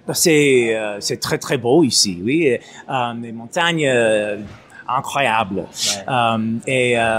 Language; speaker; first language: French; non-native, learner; English